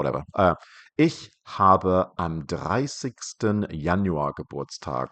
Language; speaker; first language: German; non-native, fluent; English